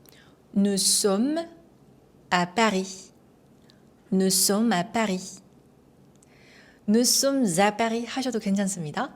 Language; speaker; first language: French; non-native, fluent; Korean